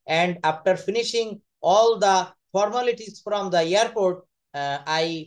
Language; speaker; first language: English; non-native, fluent; Bangla